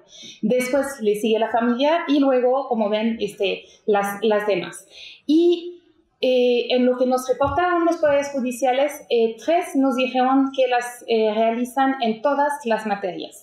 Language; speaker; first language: Spanish; native; Spanish